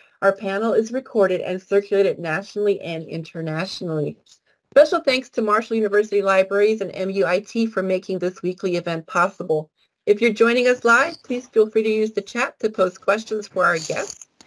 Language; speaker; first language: English; early bilingual, other home language; Ukrainian